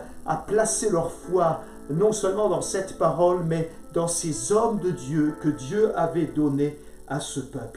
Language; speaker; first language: French; native; French